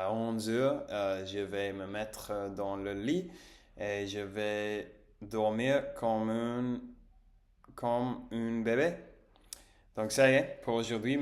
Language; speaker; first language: French; non-native, learner; English